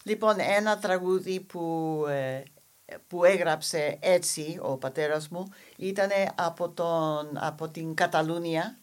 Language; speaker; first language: Greek; non-native, fluent; English